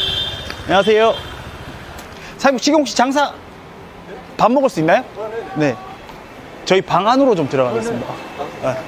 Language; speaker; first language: Korean; native; Korean